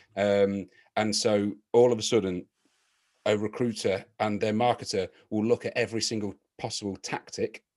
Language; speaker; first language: English; native; English